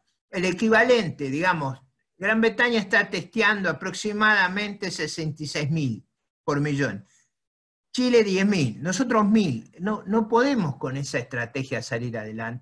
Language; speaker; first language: Spanish; native; Spanish